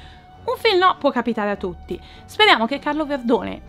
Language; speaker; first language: Italian; native; Italian